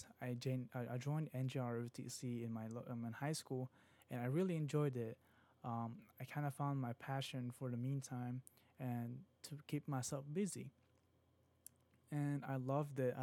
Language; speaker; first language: English; non-native, local second language; Filipino